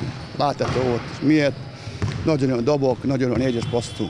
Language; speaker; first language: Hungarian; non-native, learner; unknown